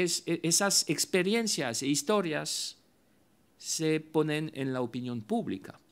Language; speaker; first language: Spanish; non-native, fluent; French